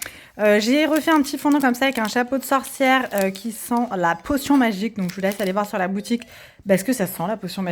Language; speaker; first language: French; native; French